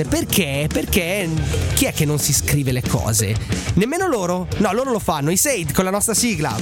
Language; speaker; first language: Italian; native; Italian